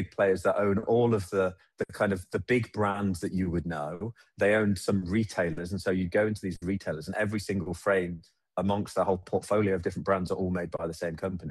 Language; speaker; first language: English; native; English